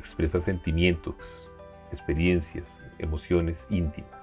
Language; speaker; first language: Spanish; native; Spanish